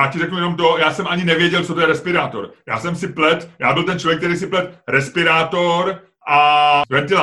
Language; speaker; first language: Czech; native; Czech